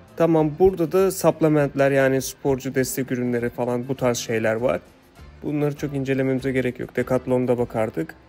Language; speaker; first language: Turkish; native; Turkish